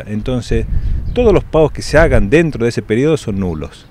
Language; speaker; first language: Spanish; native; Spanish